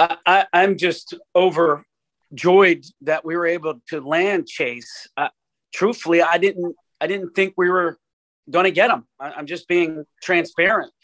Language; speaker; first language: English; native; English